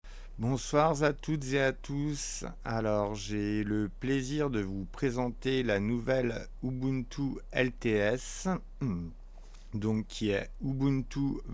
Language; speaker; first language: French; native; French